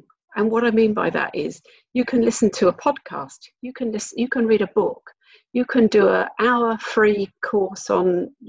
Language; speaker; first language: English; native; English